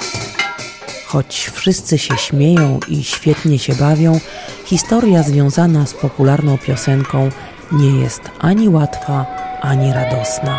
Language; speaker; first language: Polish; native; Polish